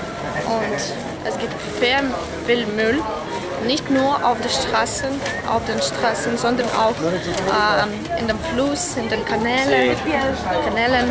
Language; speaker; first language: German; non-native, learner; Russian